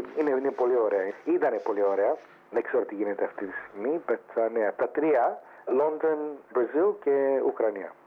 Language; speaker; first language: Greek; early bilingual, heritage; Greek